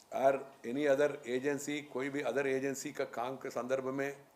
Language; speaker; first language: Hindi; non-native, local second language; Telugu